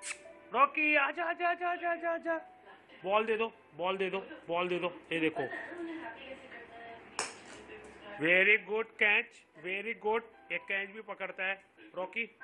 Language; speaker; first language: Hindi; native; Hindi